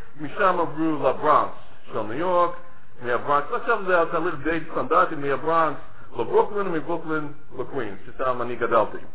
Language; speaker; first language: Hebrew; non-native, fluent; English